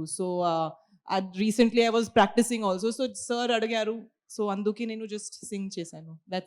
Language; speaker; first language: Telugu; non-native, local second language; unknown